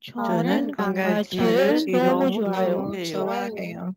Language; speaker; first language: Korean; non-native, learner; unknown